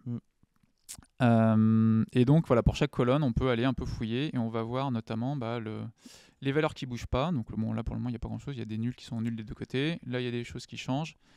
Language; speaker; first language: French; native; French